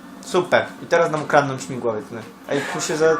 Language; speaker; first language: Polish; native; Polish